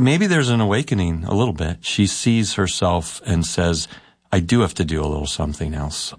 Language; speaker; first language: English; native; English